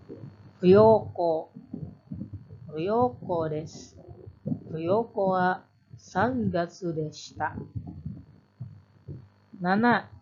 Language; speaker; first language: Japanese; non-native, fluent; Indonesian